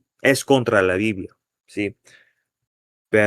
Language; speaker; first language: Spanish; non-native, fluent; English